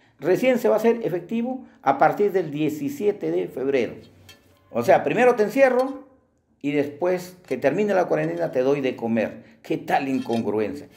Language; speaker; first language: Spanish; native; Spanish